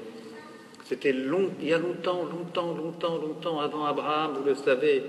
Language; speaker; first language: French; native; French